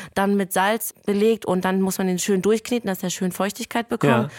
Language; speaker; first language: German; non-native, fluent; Lithuanian